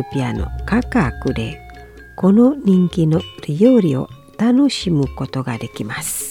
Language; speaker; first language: Japanese; non-native, fluent; Indonesian